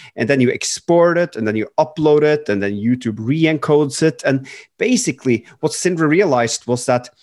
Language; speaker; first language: English; non-native, fluent; Norwegian